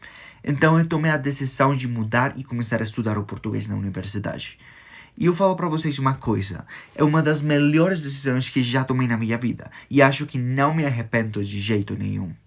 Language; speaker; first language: Portuguese; non-native, fluent; Spanish